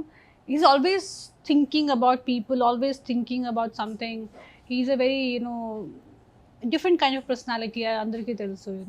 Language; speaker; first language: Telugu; non-native, local second language; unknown